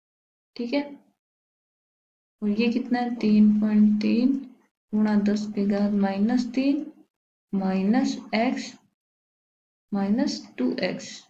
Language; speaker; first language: Hindi; native; Hindi